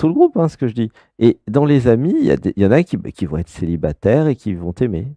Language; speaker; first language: French; native; French